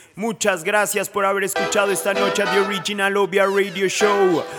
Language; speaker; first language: Spanish; native; Spanish